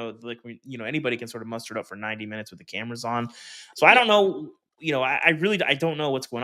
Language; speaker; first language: English; native; English